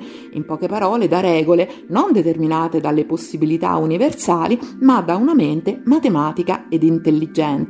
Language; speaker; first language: Italian; native; Italian